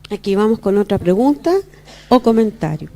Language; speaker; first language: Spanish; native; Spanish